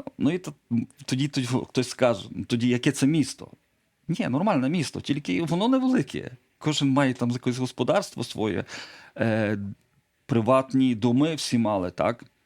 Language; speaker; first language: Ukrainian; non-native, local second language; Polish